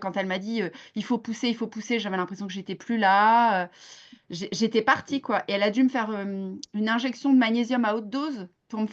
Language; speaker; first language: French; native; French